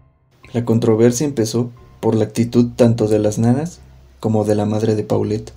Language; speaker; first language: Spanish; native; Spanish